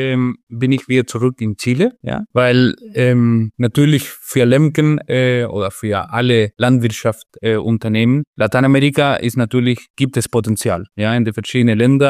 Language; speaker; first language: German; non-native, fluent; Spanish